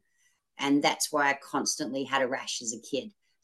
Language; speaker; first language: English; native; English